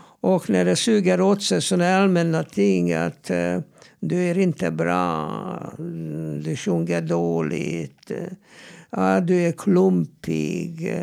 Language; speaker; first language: Swedish; non-native, fluent; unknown